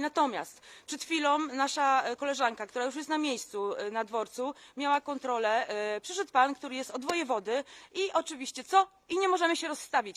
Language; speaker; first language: Polish; native; Polish